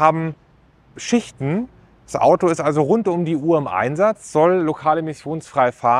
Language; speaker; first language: German; native; German